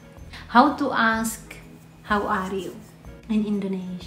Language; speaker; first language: English; non-native, fluent; Indonesian